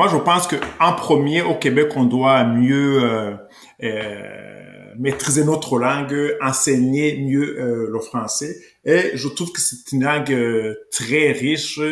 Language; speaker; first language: French; non-native, local second language; Kinyarwanda